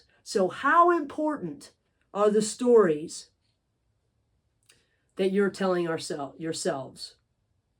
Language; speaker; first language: English; native; English